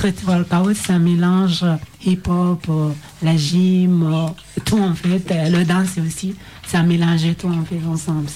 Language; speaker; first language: French; non-native, learner; Oromo